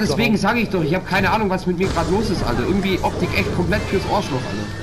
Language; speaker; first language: German; native; German